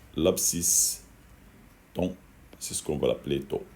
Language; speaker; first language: French; non-native, local second language; Arabic